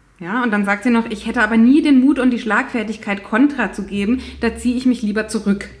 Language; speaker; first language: German; native; German